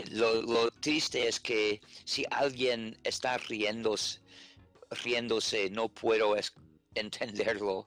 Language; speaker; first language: Spanish; non-native, fluent; English